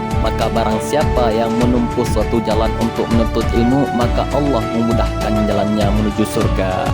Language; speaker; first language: Indonesian; non-native, local second language; Achinese